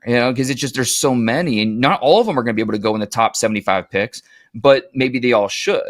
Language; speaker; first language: English; native; English